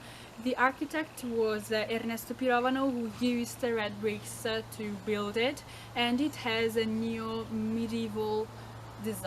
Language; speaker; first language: English; non-native, learner; Italian